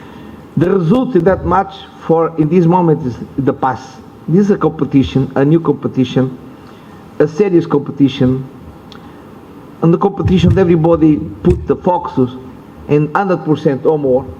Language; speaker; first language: English; non-native, learner; Portuguese